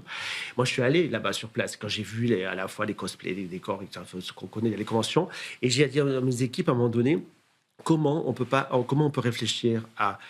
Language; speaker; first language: French; native; French